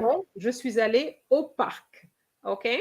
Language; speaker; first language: French; non-native, fluent; English